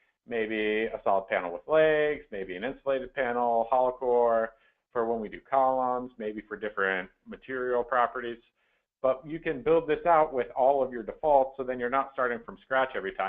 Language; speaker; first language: English; native; English